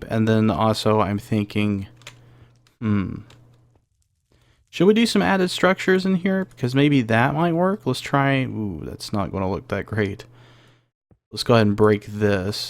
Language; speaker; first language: English; native; English